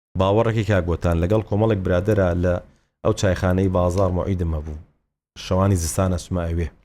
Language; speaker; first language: Central Kurdish; native; Central Kurdish